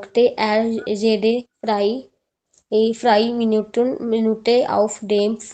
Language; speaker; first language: German; non-native, learner; Hindi